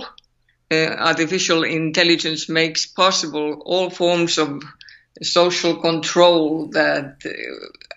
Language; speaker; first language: English; non-native, fluent; Finnish